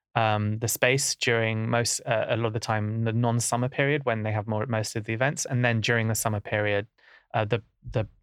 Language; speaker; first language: English; native; English